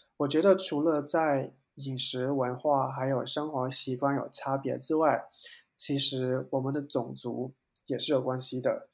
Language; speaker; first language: Chinese; non-native, local second language; Cantonese